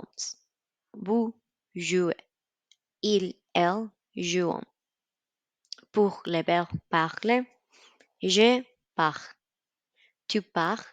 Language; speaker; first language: French; non-native, learner; Spanish